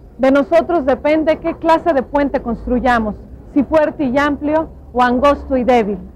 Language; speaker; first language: Spanish; native; Spanish